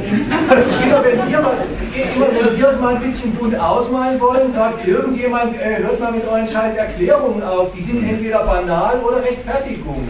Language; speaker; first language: German; native; German